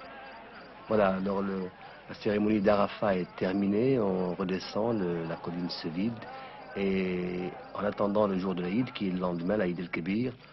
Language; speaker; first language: French; non-native, local second language; Arabic